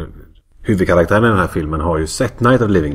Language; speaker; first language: Swedish; native; Swedish